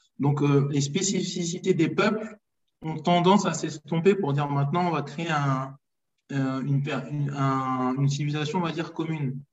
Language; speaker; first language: French; early bilingual, other home language; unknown